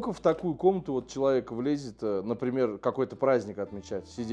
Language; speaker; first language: Russian; native; Russian